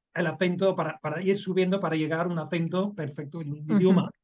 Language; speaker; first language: Spanish; non-native, fluent; English